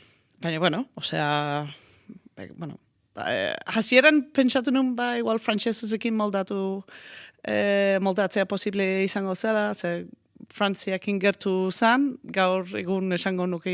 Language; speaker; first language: Basque; non-native, fluent; Danish